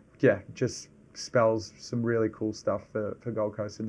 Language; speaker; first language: English; native; English